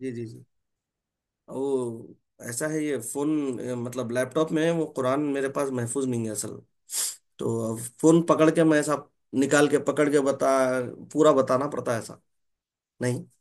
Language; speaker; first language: Urdu; native; Urdu